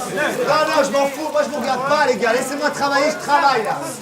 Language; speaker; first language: French; native; French